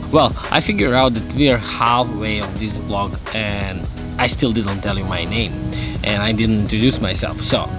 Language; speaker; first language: English; non-native, fluent; Serbian